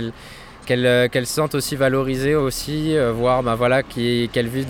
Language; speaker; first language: French; native; French